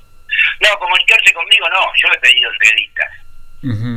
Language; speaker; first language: Spanish; native; Spanish